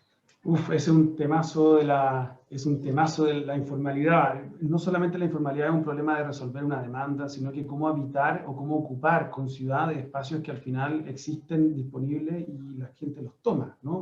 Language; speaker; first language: Spanish; native; Spanish